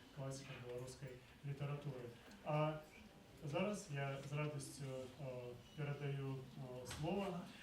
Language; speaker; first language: Belarusian; non-native, local second language; Russian